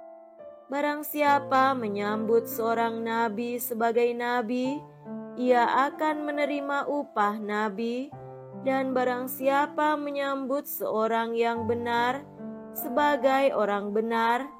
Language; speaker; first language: Indonesian; native; Indonesian